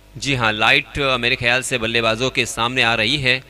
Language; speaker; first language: Hindi; non-native, local second language; Marathi